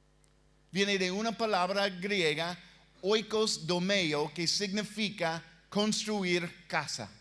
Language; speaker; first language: Spanish; non-native, fluent; English